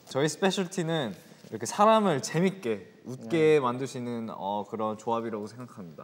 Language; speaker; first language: Korean; non-native, fluent; English